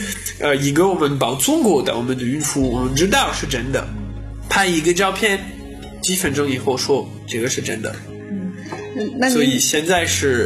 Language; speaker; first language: Chinese; non-native, learner; French